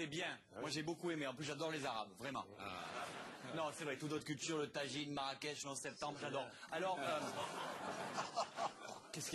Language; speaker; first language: French; native; French